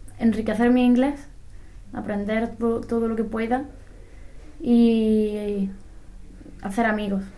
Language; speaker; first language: Spanish; native; Spanish